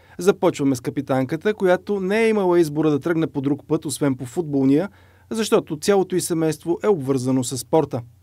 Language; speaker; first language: Bulgarian; native; Bulgarian